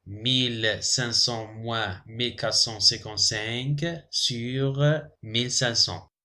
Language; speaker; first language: French; non-native, local second language; Arabic